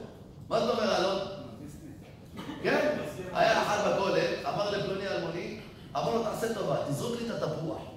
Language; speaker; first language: Hebrew; native; Hebrew